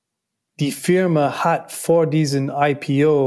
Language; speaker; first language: German; non-native, learner; English